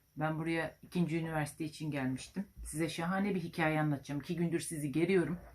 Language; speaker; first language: Turkish; native; Turkish